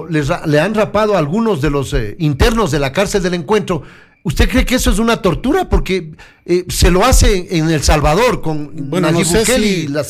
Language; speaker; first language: Spanish; native; Spanish